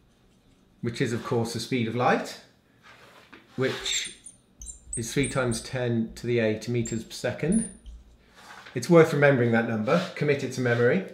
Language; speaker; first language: English; native; English